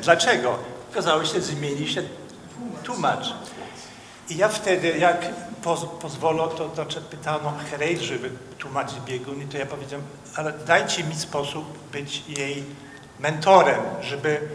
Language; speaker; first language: Polish; non-native, fluent; Dutch